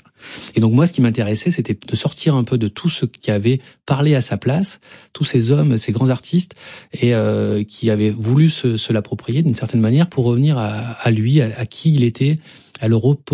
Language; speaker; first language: French; native; French